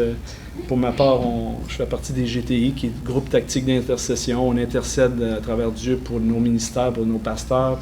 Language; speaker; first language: French; native; French